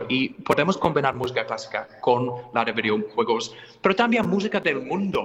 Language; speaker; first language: Spanish; non-native, fluent; English